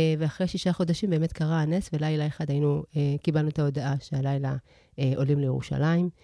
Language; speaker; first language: Hebrew; early bilingual, other home language; Amharic